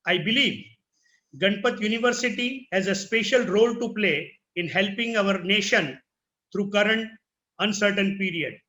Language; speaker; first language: English; non-native, local second language; Gujarati